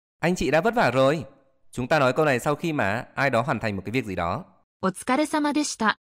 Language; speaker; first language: Vietnamese; native; Vietnamese